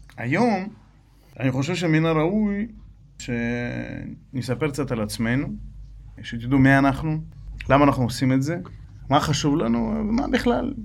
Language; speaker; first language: Hebrew; non-native, fluent; Russian